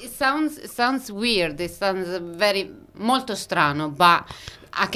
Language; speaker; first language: English; non-native, fluent; Italian